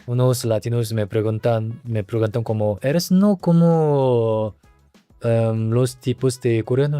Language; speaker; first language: Spanish; non-native, learner; Korean